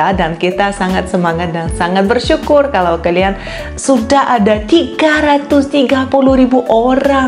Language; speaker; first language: Indonesian; non-native, fluent; Russian